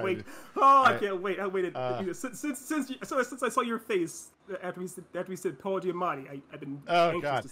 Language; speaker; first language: English; native; English